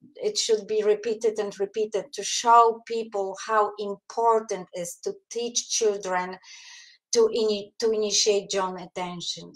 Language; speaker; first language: English; non-native, fluent; Polish